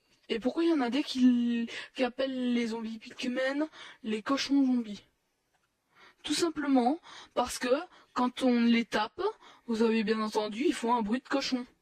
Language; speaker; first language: French; native; French